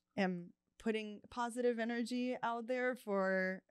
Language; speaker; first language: English; early bilingual, other home language; Chinese